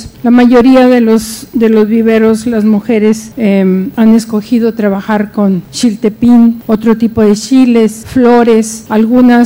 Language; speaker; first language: Spanish; native; Spanish